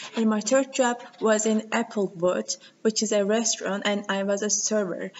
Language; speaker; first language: English; non-native, learner; Turkish